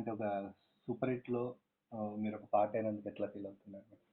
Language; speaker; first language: Telugu; native; Telugu